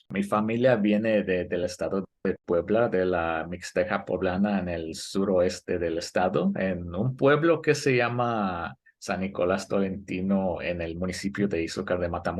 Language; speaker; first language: Spanish; early bilingual, heritage; Spanish